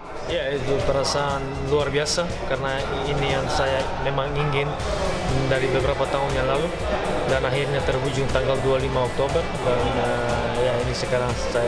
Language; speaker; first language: Indonesian; non-native, fluent; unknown